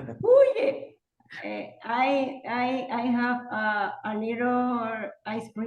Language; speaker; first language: English; non-native, learner; Spanish